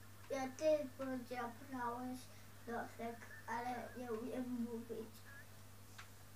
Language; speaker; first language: Polish; early bilingual, heritage; Dutch